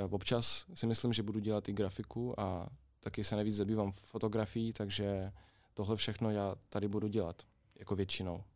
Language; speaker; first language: Czech; non-native, fluent; Ukrainian